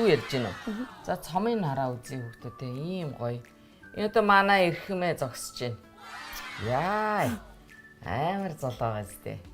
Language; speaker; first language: Mongolian; native; Mongolian